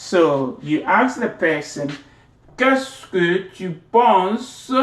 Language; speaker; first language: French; non-native, fluent; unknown